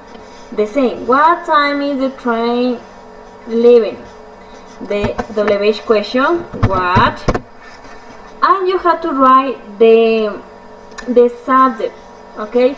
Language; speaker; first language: English; non-native, fluent; Spanish